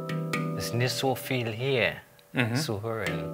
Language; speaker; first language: German; non-native, fluent; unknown